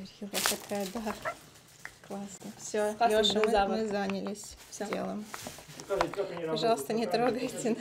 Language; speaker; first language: Russian; native; Russian